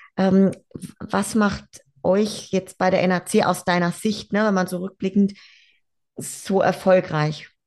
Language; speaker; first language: German; native; German